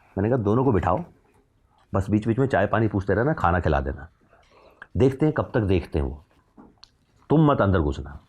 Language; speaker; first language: Hindi; native; Hindi